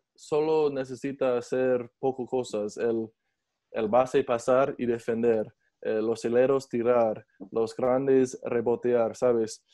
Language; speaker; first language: Spanish; non-native, learner; English